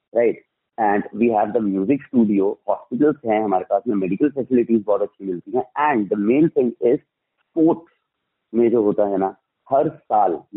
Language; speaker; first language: Hindi; native; Hindi